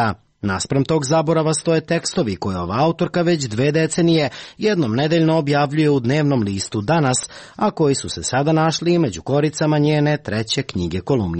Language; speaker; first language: Serbian; native; Serbian